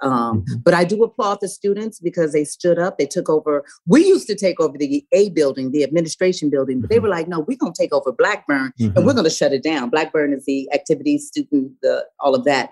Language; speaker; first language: English; native; English